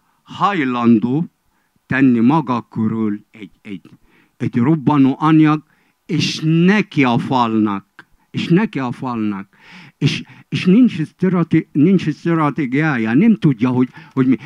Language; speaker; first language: Hungarian; non-native, fluent; Arabic